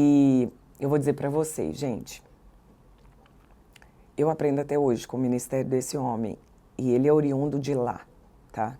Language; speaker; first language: Portuguese; native; Portuguese